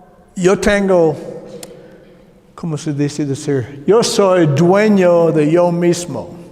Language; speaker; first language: Spanish; non-native, learner; English